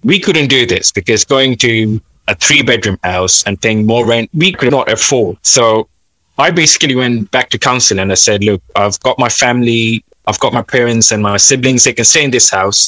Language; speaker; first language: English; non-native, local second language; Urdu